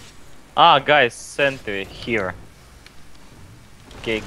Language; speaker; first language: English; non-native, learner; Russian